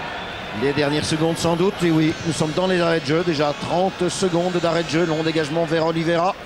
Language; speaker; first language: French; native; French